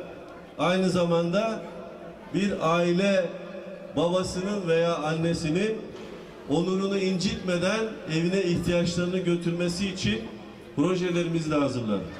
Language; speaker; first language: Turkish; native; Turkish